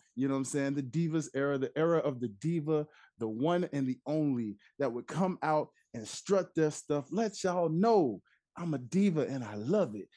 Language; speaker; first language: English; native; English